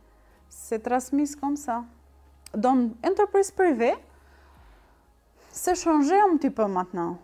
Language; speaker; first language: French; non-native, learner; Albanian